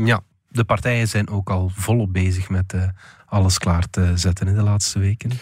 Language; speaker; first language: Dutch; native; Dutch